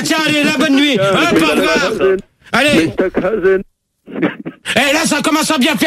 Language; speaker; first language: French; native; French